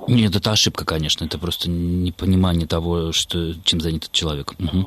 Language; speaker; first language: Russian; native; Russian